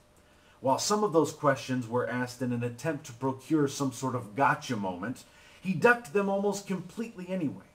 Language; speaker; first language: English; native; English